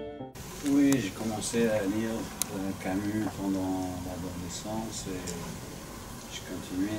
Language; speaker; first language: French; non-native, fluent; English